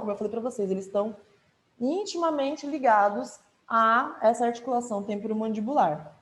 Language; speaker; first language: Portuguese; native; Portuguese